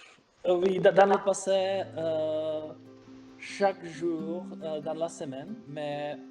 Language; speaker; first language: French; non-native, fluent; Czech